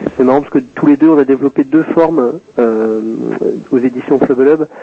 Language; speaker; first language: French; native; French